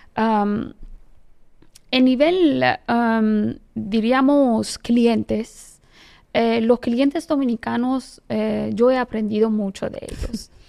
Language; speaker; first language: Spanish; non-native, fluent; Persian